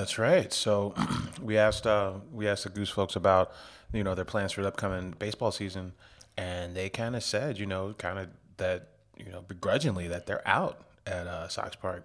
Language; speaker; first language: English; native; English